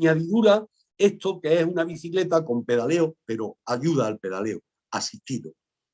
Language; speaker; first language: Spanish; native; Spanish